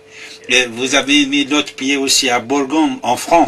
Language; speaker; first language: French; non-native, fluent; Persian